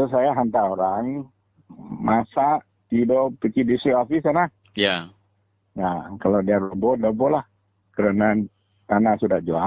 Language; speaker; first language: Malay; non-native, local second language; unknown